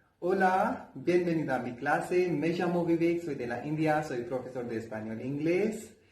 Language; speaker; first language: Spanish; non-native, learner; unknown